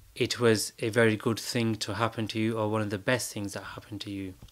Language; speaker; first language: English; native; English